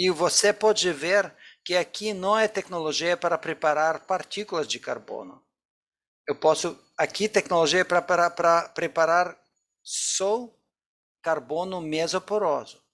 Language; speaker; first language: Portuguese; non-native, fluent; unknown